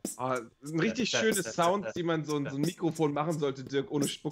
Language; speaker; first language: German; native; German